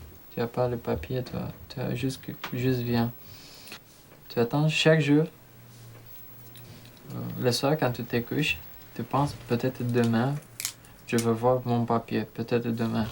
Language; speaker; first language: French; non-native, learner; Romanian